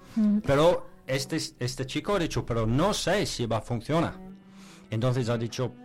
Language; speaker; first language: Spanish; non-native, learner; English